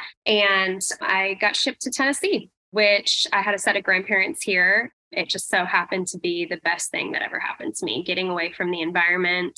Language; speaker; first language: English; native; English